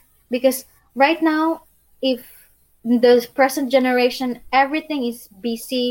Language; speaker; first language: English; non-native, local second language; Cebuano